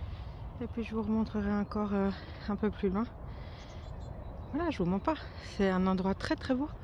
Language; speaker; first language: French; native; French